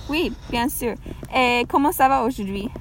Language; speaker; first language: French; non-native, learner; English